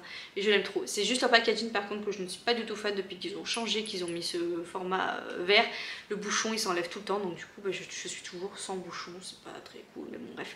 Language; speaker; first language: French; native; French